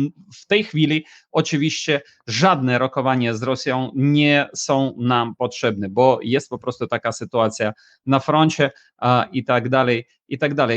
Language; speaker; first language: Polish; non-native, fluent; Ukrainian